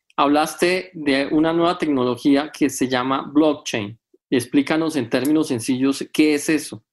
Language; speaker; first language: Spanish; native; Spanish